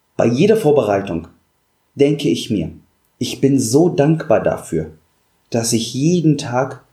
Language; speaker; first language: German; non-native, fluent; Arabic